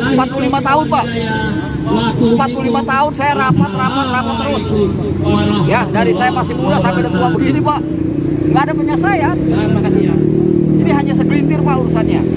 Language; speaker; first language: Indonesian; native; Indonesian